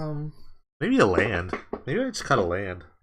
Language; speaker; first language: English; native; English